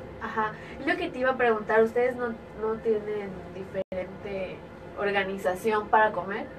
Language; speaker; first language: Spanish; native; Spanish